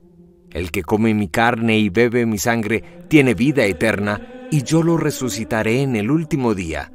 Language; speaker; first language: Spanish; native; Spanish